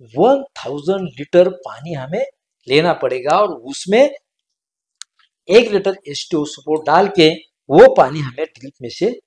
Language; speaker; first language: Hindi; non-native, local second language; Marathi